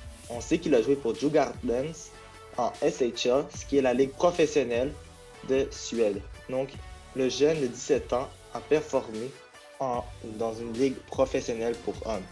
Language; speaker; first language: French; native; French